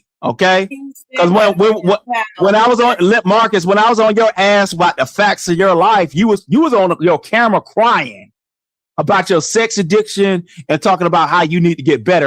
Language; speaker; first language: English; native; English